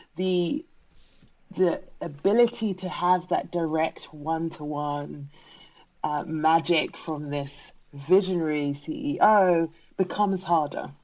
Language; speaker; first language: English; native; English